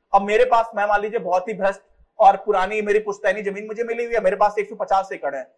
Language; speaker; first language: Hindi; native; Hindi